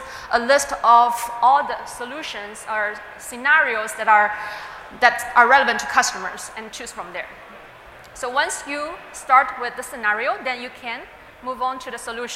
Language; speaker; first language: English; non-native, fluent; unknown